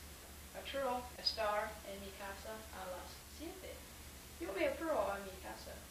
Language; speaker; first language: Spanish; non-native, learner; English